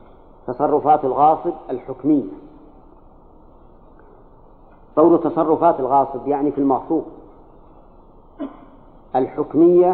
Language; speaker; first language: Arabic; native; Arabic